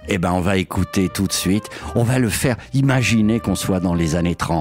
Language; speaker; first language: French; native; French